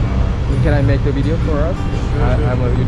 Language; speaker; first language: English; non-native, learner; Korean